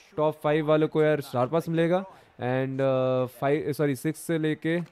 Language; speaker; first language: Hindi; non-native, local second language; Bangla